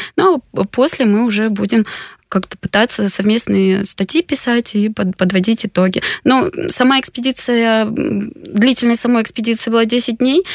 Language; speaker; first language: Russian; native; Russian